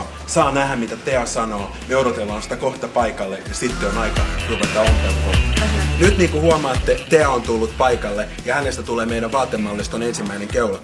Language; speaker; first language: Finnish; native; Finnish